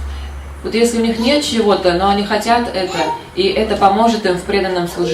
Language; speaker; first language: Russian; native; Russian